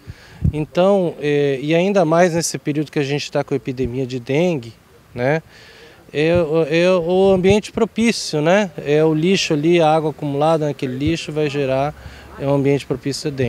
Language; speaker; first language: Portuguese; native; Portuguese